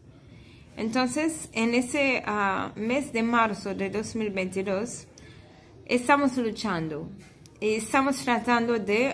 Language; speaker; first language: Spanish; non-native, fluent; English